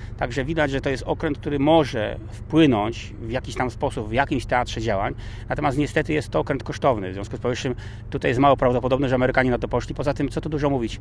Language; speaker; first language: Polish; native; Polish